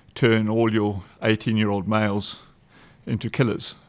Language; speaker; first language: English; native; English